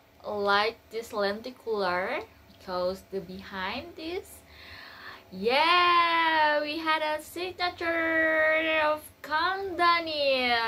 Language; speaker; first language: English; non-native, learner; Indonesian